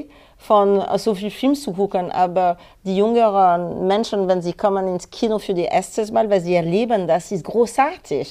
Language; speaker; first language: German; non-native, fluent; French